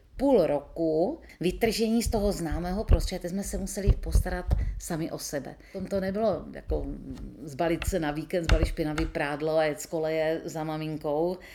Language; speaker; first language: Czech; native; Czech